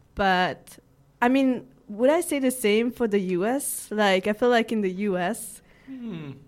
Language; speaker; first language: English; non-native, fluent; French